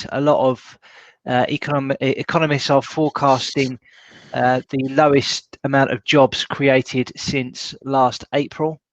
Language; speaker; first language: English; native; English